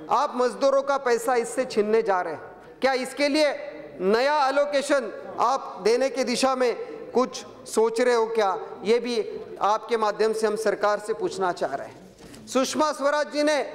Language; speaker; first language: Hindi; non-native, local second language; Marathi